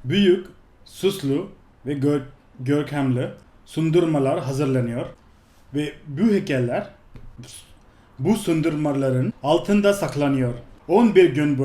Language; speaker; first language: Turkish; non-native, fluent; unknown